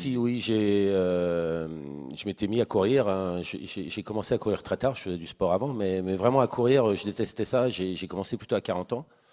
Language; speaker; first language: French; native; French